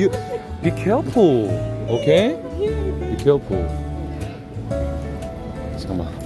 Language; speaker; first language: English; non-native, learner; Korean